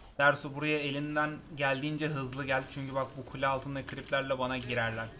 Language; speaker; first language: Turkish; native; Turkish